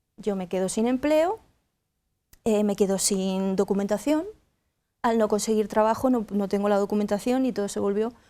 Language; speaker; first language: Spanish; native; Spanish